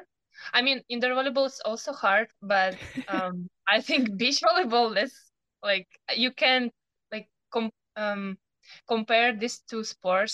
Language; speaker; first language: English; non-native, learner; Ukrainian